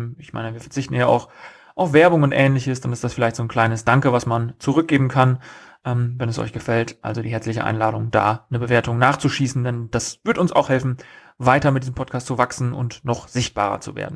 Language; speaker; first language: German; native; German